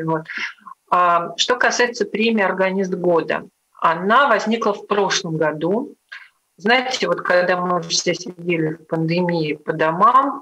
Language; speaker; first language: Russian; native; Russian